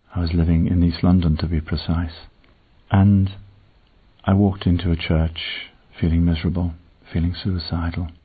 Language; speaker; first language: English; native; English